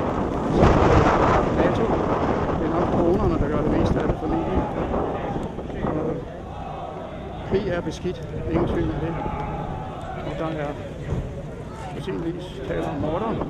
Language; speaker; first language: Danish; native; Danish